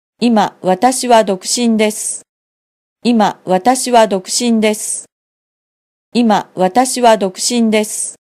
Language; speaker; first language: Japanese; non-native, fluent; Vietnamese